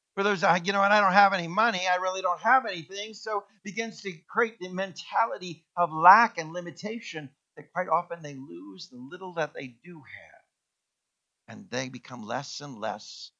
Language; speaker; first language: English; native; English